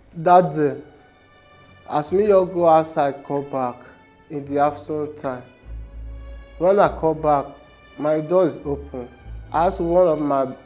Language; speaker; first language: Nigerian Pidgin; non-native, local second language; Ibibio